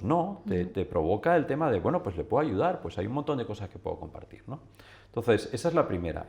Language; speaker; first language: Spanish; native; Spanish